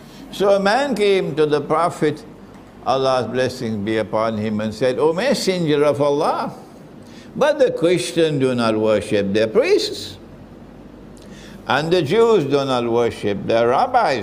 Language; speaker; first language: English; native; English